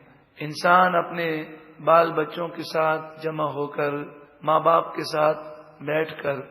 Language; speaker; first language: Urdu; native; Urdu